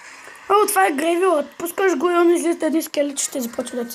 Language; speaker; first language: Bulgarian; native; Bulgarian